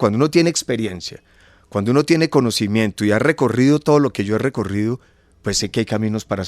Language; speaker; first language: Spanish; native; Spanish